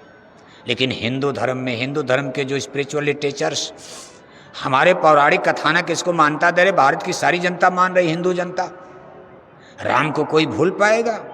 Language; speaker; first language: Hindi; native; Hindi